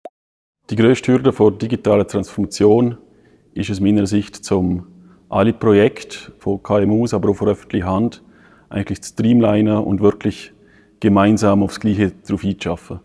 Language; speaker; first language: German; native; German